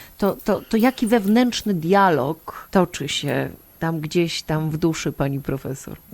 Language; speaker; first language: Polish; native; Polish